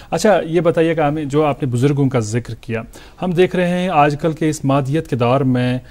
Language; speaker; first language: Hindi; non-native, local second language; Kashmiri